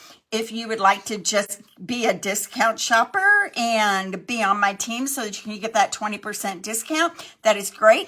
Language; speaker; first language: English; native; English